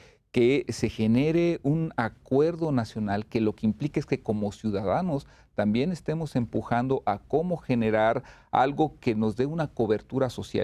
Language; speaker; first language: Spanish; native; Spanish